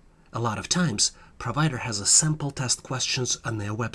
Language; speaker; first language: English; non-native, fluent; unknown